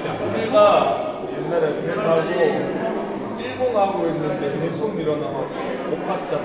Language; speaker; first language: Korean; non-native, fluent; Mongolian